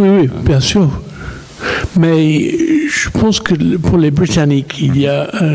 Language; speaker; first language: French; non-native, fluent; English